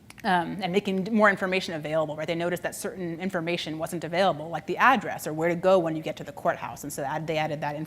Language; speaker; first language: English; native; English